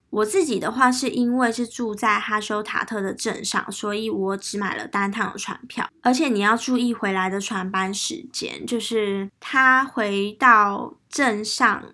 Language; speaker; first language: Chinese; native; Chinese